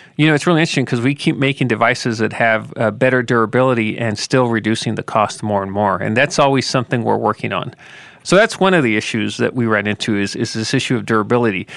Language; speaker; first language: English; native; English